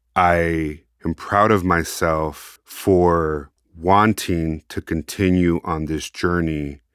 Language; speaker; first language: English; native; English